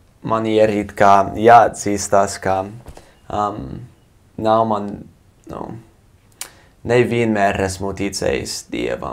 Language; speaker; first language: Latvian; non-native, fluent; English